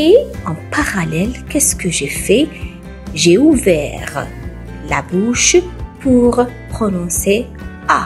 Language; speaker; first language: French; non-native, local second language; Arabic